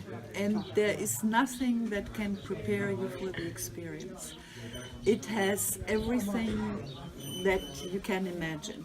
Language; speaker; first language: English; non-native, fluent; German